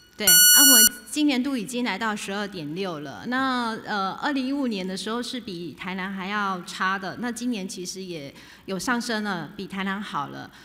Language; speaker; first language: Chinese; native; Chinese